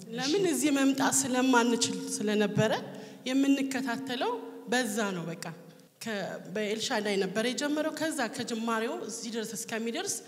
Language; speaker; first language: Amharic; native; Amharic